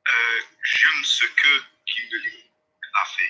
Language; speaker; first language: French; non-native, learner; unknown